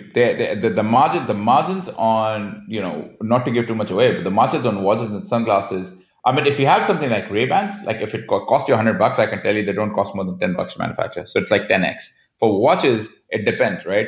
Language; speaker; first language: English; non-native, local second language; Hindi